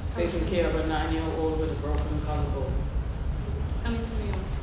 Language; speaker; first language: English; non-native, fluent; Spanish